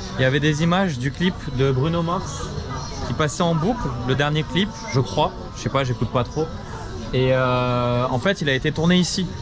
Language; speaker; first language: French; early bilingual, other home language; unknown